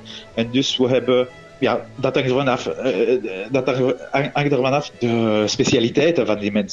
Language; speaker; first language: Dutch; non-native, local second language; French